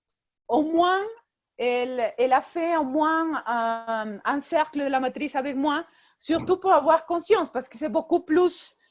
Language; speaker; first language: French; non-native, fluent; Spanish